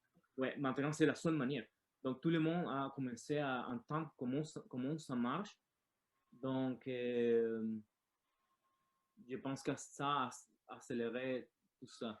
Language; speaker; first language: French; non-native, learner; Spanish